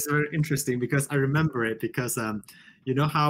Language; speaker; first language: English; non-native, local second language; Chinese